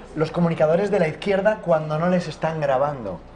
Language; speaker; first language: Spanish; native; Spanish